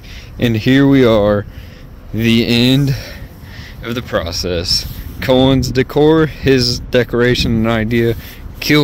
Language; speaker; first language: English; native; English